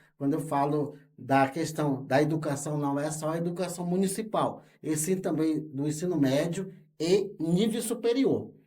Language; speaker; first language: Portuguese; non-native, local second language; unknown